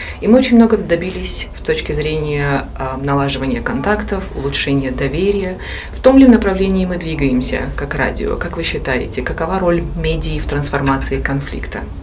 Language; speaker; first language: Russian; non-native, fluent; Georgian